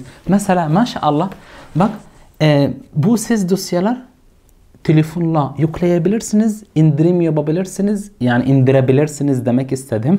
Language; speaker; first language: Turkish; non-native, fluent; Arabic